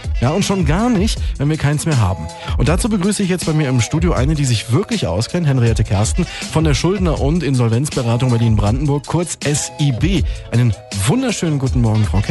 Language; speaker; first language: German; native; German